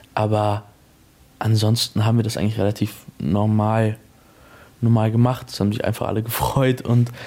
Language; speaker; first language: German; native; German